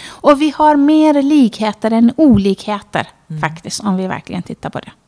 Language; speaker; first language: Swedish; non-native, fluent; Persian